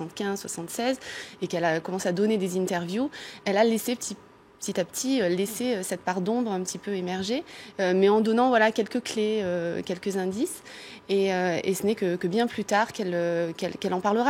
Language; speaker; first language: French; native; French